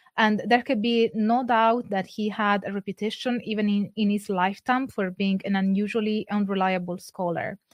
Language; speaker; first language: English; non-native, fluent; Italian